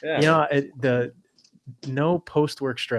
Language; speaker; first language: English; native; English